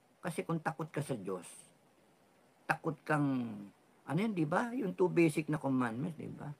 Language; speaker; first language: Filipino; non-native, local second language; Cebuano